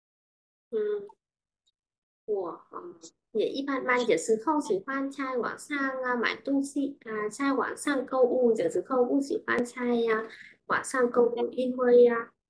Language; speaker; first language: Chinese; non-native, learner; Vietnamese